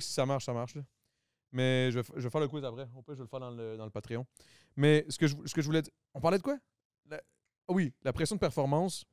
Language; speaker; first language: French; native; French